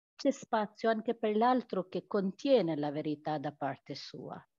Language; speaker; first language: Italian; non-native, fluent; Albanian